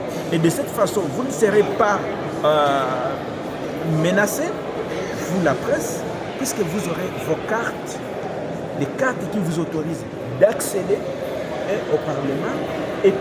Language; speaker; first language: French; non-native, local second language; Swahili